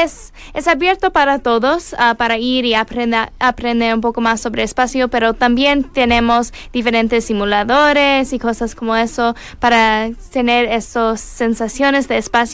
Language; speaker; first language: Spanish; non-native, learner; English